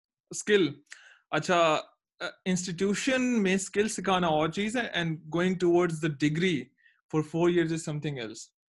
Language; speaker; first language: Urdu; native; Urdu